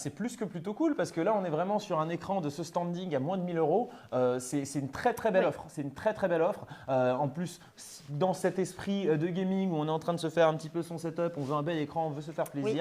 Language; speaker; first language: French; native; French